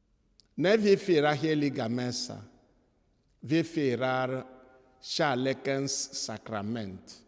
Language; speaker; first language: Swedish; non-native, fluent; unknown